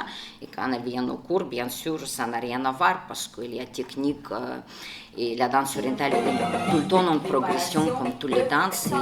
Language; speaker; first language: French; non-native, fluent; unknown